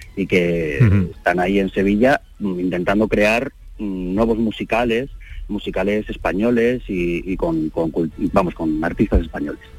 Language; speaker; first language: Spanish; native; Spanish